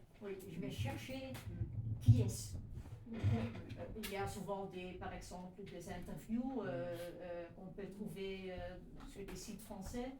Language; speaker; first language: French; non-native, fluent; Dutch